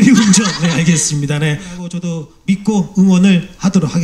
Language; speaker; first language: Korean; native; Korean